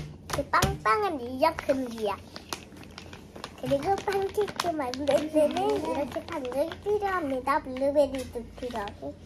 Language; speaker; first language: Korean; early bilingual, other home language; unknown